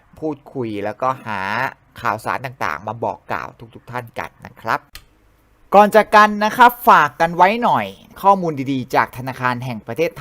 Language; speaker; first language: Thai; native; Thai